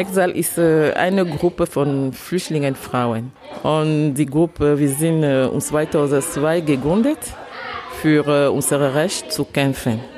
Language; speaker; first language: German; non-native, learner; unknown